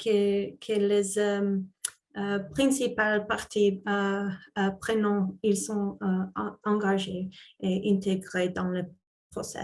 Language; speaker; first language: French; non-native, fluent; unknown